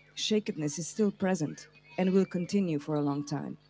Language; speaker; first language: English; non-native, fluent; Slovenian